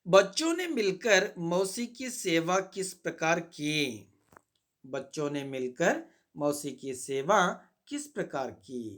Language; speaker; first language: Hindi; non-native, local second language; Kannada